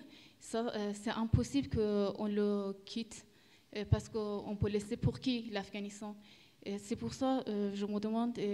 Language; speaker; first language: French; early bilingual, other home language; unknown